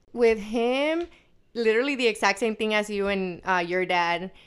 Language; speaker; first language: English; early bilingual, other home language; Spanish